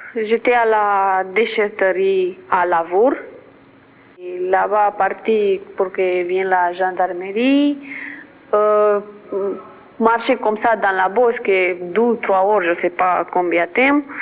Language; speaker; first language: French; non-native, learner; Romanian